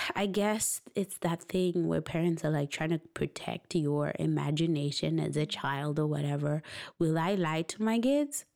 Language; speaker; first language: English; non-native, local second language; Shona